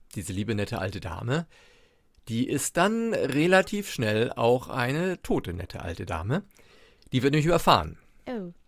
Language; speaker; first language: German; native; German